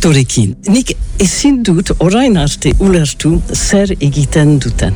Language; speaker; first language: Basque; non-native, learner; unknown